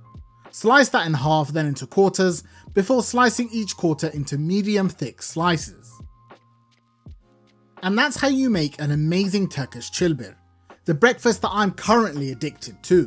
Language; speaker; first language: English; native; English